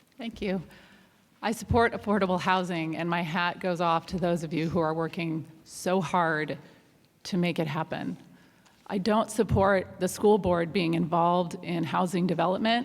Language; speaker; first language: English; non-native, fluent; German